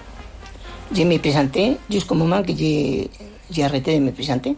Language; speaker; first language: French; non-native, fluent; Spanish